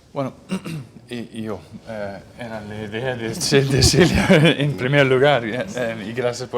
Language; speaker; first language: Spanish; non-native, fluent; English